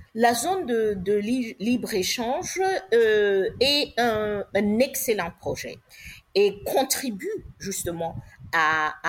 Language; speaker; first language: French; non-native, local second language; English